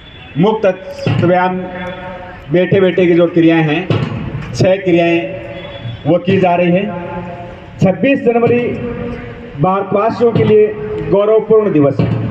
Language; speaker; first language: Hindi; native; Hindi